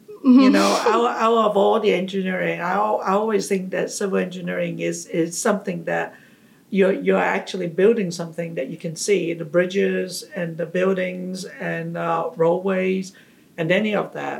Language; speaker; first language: English; non-native, local second language; Cantonese